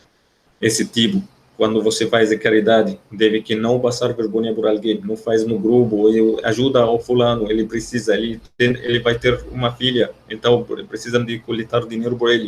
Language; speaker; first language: Portuguese; non-native, fluent; Arabic